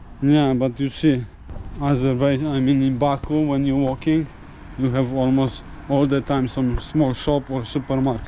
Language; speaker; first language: English; non-native, learner; Polish